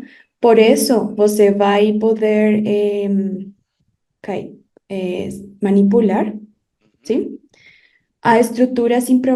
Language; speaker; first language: Portuguese; non-native, fluent; Spanish